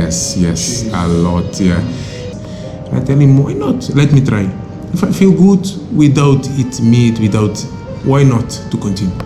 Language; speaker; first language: English; non-native, local second language; Kabuverdianu